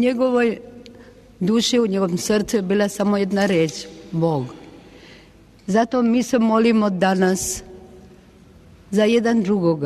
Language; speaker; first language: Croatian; non-native, local second language; Albanian